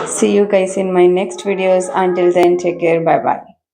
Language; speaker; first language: English; non-native, local second language; Kannada